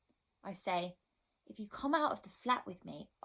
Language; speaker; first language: English; native; English